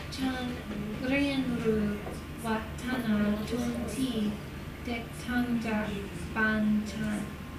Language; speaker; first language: Thai; non-native, learner; English